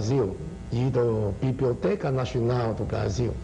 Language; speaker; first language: Portuguese; non-native, learner; Chinese